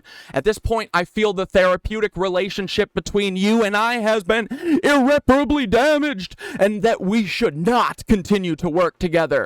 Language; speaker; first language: English; native; English